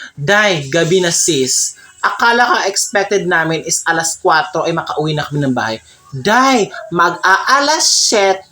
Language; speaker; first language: Filipino; non-native, local second language; Cebuano